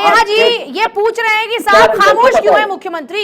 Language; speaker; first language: Hindi; native; Hindi